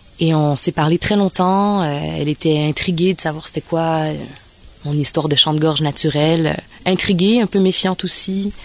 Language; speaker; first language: French; native; French